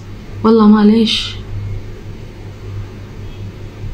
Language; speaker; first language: Arabic; non-native, learner; Telugu